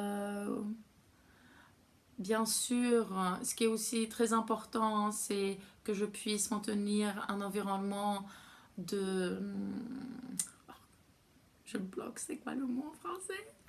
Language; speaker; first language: French; non-native, fluent; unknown